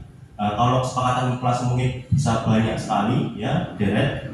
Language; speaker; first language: Indonesian; native; Indonesian